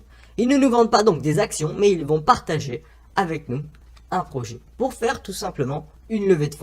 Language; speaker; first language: French; native; French